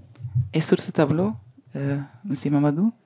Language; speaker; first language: French; non-native, learner; Spanish